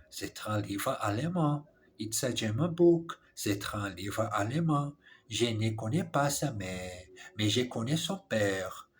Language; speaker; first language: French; non-native, learner; English